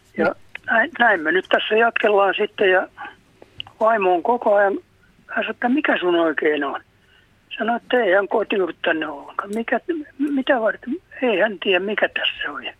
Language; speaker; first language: Finnish; native; Finnish